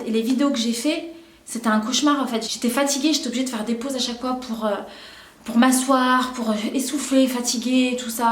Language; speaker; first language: French; native; French